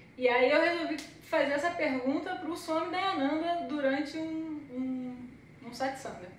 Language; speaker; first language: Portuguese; native; Portuguese